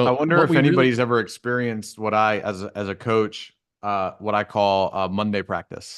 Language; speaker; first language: English; native; English